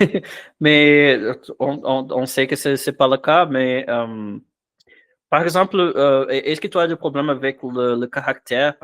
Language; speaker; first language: French; non-native, fluent; Portuguese